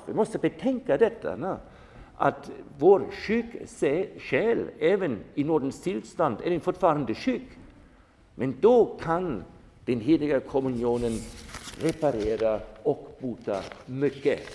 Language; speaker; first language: Swedish; non-native, fluent; German